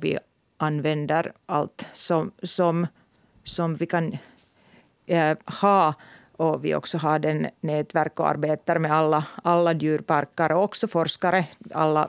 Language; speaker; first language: Swedish; non-native, local second language; Finnish